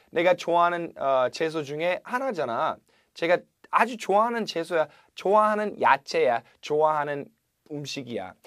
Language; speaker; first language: Korean; non-native, fluent; English